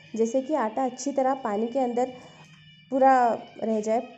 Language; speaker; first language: Hindi; non-native, local second language; Odia